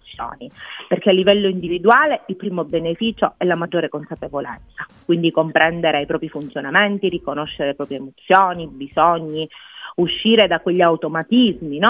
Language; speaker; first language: Italian; native; Italian